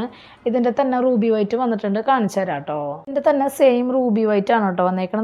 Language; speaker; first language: Malayalam; native; Malayalam